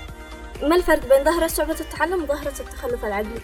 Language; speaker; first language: Arabic; native; Arabic